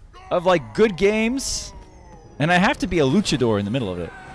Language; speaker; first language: English; native; English